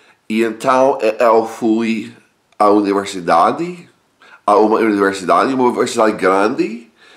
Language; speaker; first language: Portuguese; non-native, learner; English